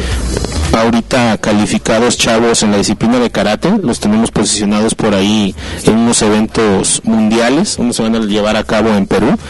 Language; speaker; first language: Spanish; native; Spanish